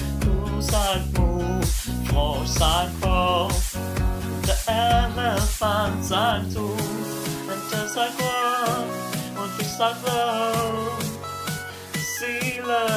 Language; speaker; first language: German; non-native, learner; Norwegian